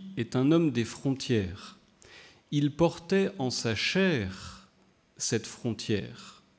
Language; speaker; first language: French; native; French